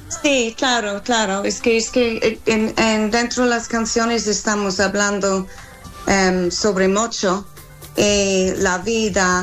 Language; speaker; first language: Spanish; non-native, fluent; English